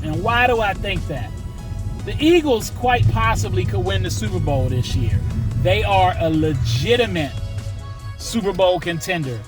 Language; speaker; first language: English; native; English